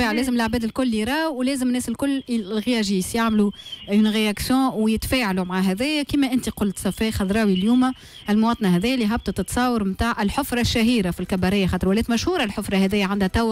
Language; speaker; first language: Arabic; native; Arabic